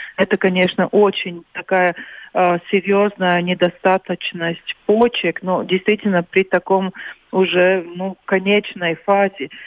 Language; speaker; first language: Russian; non-native, local second language; Latvian